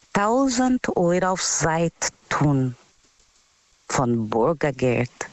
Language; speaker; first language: German; non-native, learner; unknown